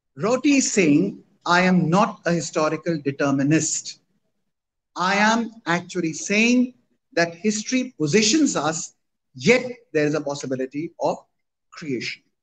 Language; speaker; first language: English; non-native, local second language; Hindi